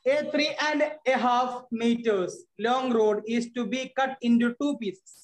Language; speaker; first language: English; non-native, local second language; Malayalam